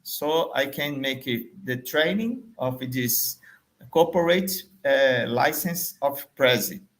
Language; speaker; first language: English; non-native, fluent; Portuguese